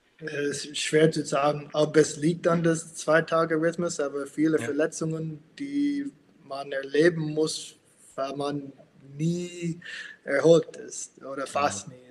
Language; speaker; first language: German; non-native, fluent; English